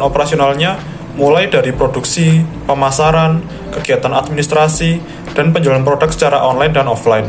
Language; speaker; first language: Indonesian; native; Indonesian